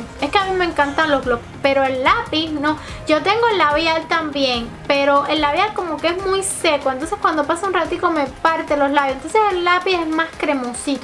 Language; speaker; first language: Spanish; native; Spanish